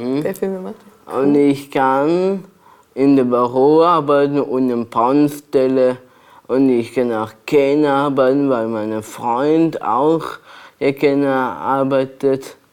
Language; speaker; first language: German; non-native, learner; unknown